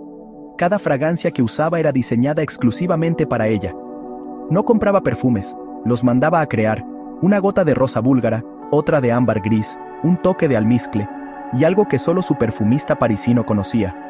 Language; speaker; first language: Spanish; native; Spanish